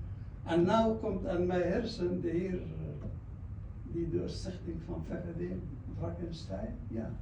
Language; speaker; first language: Dutch; non-native, fluent; Arabic